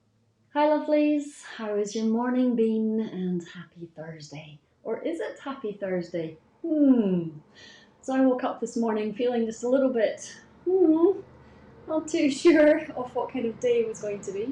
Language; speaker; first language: English; native; English